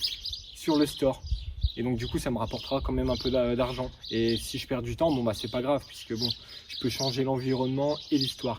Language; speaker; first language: French; native; French